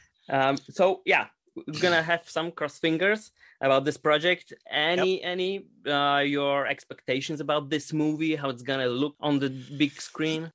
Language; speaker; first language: English; non-native, fluent; Polish